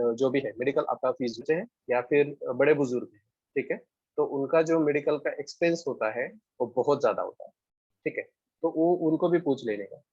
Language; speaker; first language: Hindi; non-native, local second language; Marathi